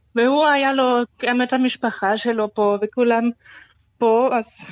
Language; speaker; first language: Hebrew; non-native, fluent; German